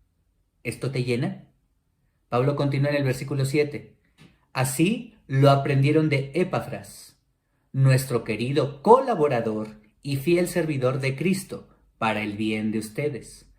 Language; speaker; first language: Spanish; native; Spanish